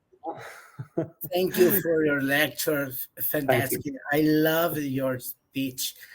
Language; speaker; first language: English; non-native, learner; Portuguese